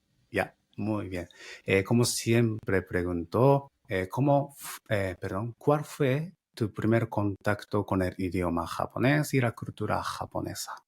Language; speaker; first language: Spanish; non-native, fluent; Japanese